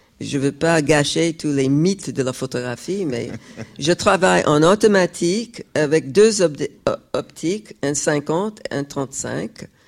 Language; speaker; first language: French; non-native, fluent; English